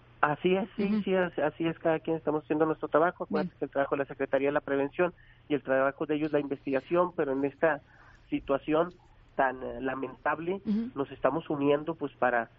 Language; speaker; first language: Spanish; native; Spanish